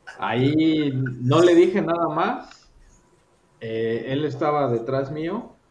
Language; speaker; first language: Spanish; native; Spanish